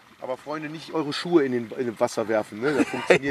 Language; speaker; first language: German; native; German